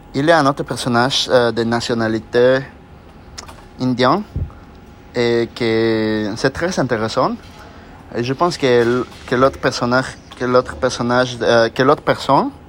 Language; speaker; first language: French; non-native, learner; Spanish